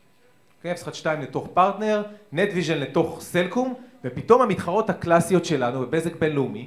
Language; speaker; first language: Hebrew; native; Hebrew